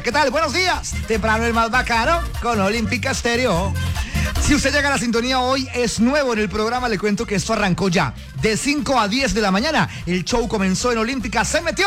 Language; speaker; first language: Spanish; native; Spanish